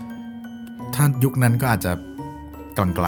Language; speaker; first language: Thai; native; Thai